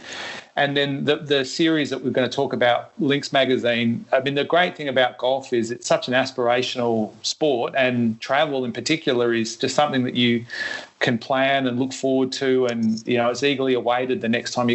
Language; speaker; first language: English; native; English